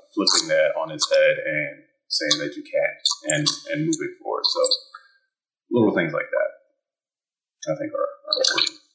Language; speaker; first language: English; early bilingual, other home language; German